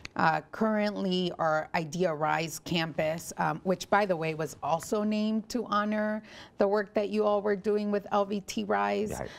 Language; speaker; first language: English; early bilingual, other home language; Spanish